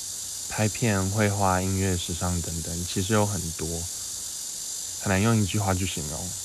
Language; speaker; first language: Chinese; native; Chinese